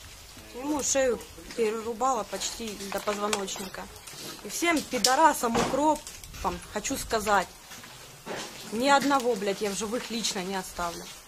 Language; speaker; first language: Russian; native; Russian